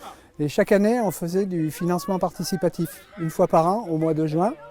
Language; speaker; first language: French; native; French